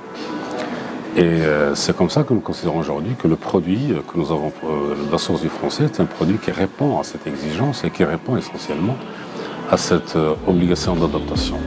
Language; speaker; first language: French; non-native, local second language; Arabic